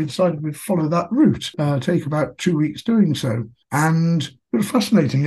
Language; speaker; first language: English; native; English